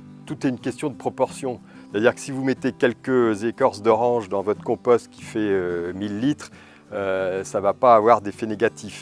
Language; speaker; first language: French; native; French